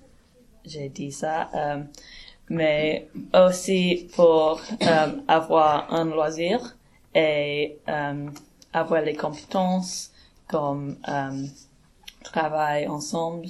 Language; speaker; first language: French; non-native, learner; English